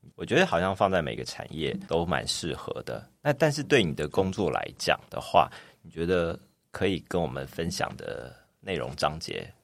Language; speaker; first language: Chinese; native; Chinese